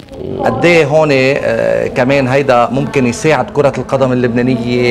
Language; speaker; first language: Arabic; native; Arabic